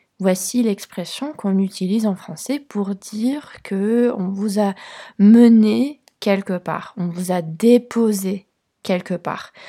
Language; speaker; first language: French; non-native, fluent; Polish